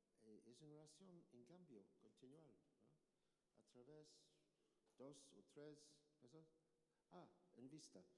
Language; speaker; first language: Spanish; non-native, learner; English